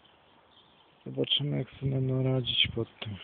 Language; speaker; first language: Polish; native; Polish